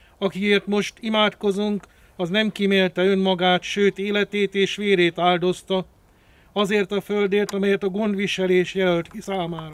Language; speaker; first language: Hungarian; native; Hungarian